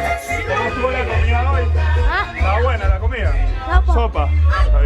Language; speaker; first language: Spanish; native; Spanish